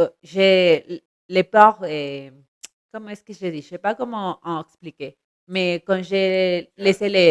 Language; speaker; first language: French; non-native, learner; Spanish